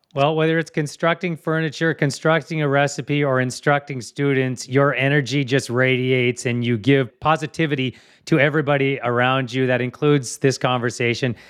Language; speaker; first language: English; native; English